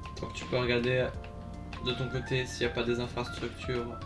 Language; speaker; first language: French; native; French